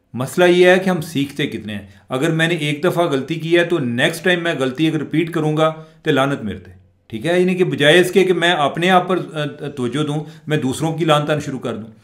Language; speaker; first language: Urdu; non-native, local second language; Punjabi